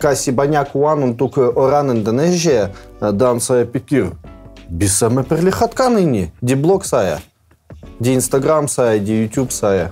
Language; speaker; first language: Indonesian; non-native, learner; Russian